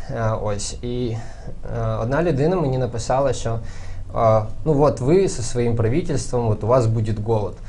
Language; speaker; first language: Ukrainian; non-native, local second language; Crimean Tatar